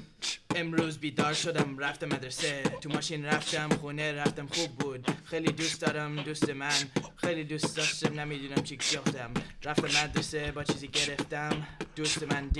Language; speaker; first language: Persian; early bilingual, heritage; Persian